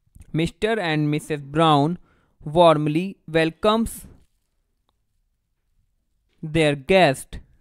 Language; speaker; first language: English; non-native, local second language; Hindi